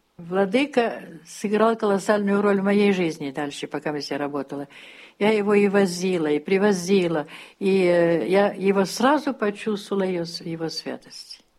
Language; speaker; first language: Russian; early bilingual, heritage; Russian